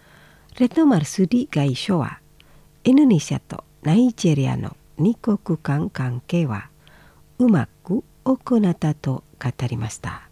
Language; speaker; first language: Japanese; non-native, fluent; Indonesian